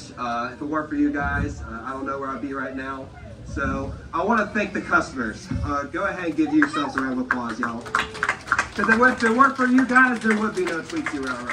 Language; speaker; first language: English; native; English